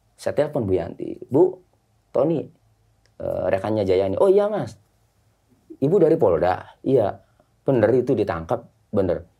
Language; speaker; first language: Indonesian; native; Indonesian